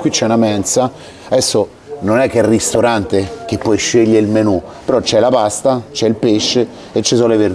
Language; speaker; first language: Italian; native; Italian